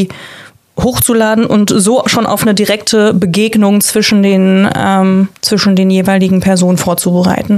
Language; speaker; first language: German; native; German